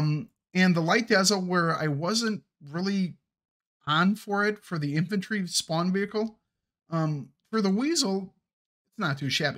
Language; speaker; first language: English; native; English